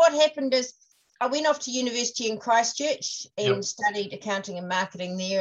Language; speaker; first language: English; native; English